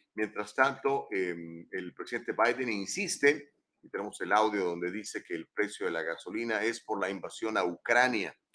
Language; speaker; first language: Spanish; native; Spanish